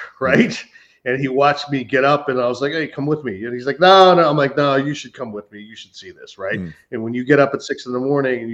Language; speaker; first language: English; native; English